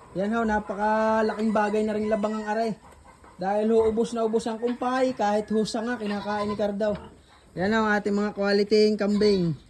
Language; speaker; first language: Filipino; native; Filipino